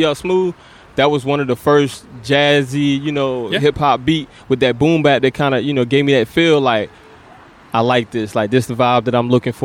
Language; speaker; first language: English; native; English